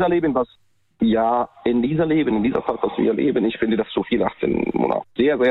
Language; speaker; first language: German; non-native, learner; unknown